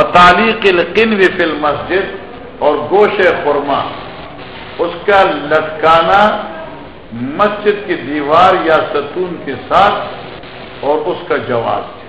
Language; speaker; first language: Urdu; non-native, local second language; Pashto